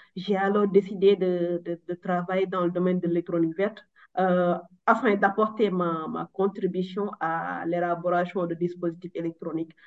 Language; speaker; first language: French; non-native, local second language; Wolof